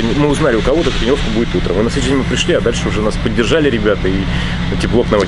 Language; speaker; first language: Russian; native; Russian